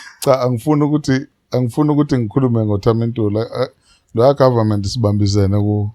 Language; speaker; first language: Zulu; native; Zulu